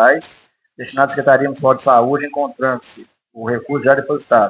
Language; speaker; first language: Portuguese; native; Portuguese